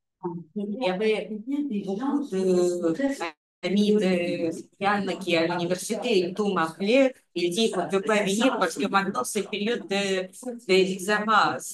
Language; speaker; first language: French; non-native, fluent; Russian